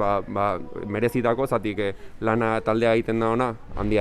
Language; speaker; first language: Basque; non-native, local second language; Spanish